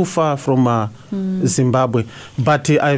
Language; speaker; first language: English; non-native, local second language; Shona